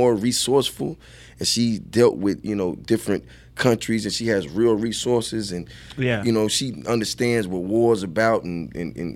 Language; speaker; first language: English; native; English